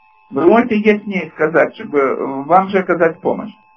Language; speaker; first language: Russian; native; Russian